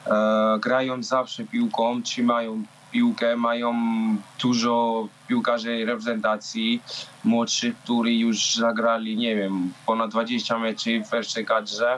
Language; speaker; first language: Polish; non-native, learner; Georgian